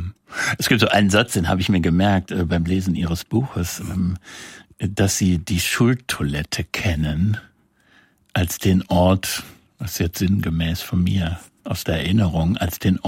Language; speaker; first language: German; native; German